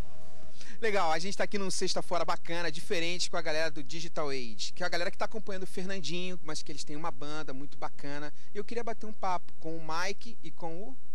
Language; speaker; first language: Portuguese; native; Portuguese